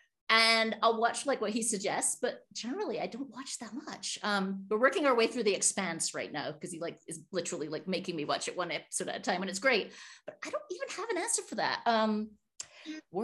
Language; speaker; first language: English; native; English